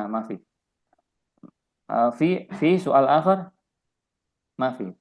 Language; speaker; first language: Arabic; non-native, fluent; Indonesian